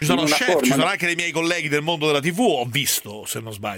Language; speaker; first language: Italian; native; Italian